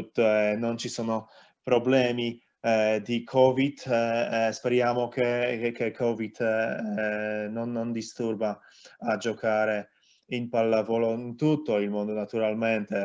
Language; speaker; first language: Italian; non-native, learner; Polish